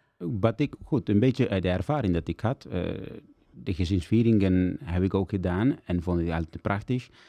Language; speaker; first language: Dutch; non-native, fluent; Italian